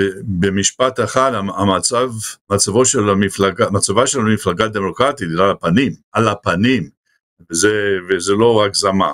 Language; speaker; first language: Hebrew; non-native, fluent; English